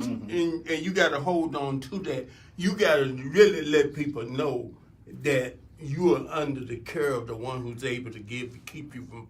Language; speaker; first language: English; native; English